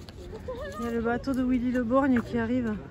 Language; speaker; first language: French; native; French